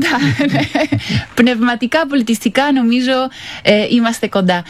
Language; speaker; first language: Greek; non-native, fluent; Spanish